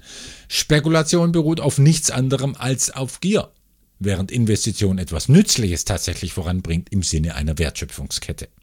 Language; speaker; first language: German; native; German